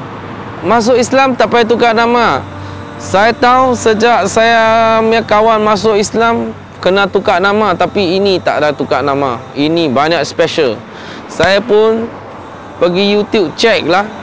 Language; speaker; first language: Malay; non-native, local second language; Min Nan Chinese